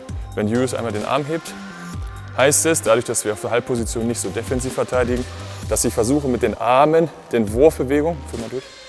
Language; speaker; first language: German; native; German